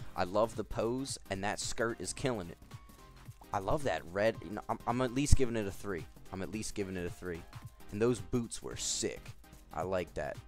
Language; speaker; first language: English; native; English